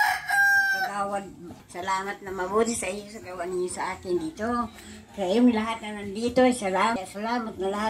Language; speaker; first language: Filipino; non-native, local second language; Cebuano